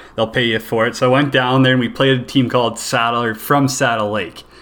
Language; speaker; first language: English; native; English